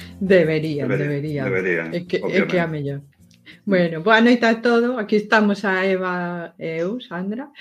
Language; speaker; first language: Galician; non-native, local second language; Spanish